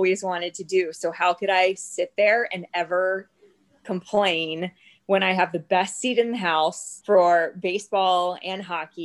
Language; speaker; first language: English; native; English